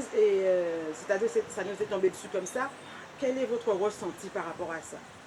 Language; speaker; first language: French; native; French